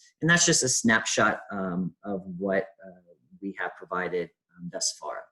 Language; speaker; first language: English; native; English